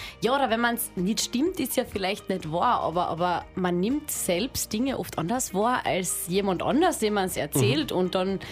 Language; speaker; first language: German; native; German